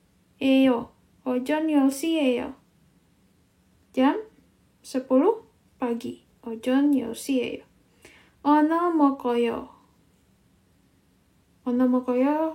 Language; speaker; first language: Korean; non-native, fluent; Indonesian